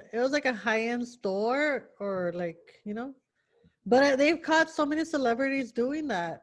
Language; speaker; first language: English; early bilingual, other home language; Spanish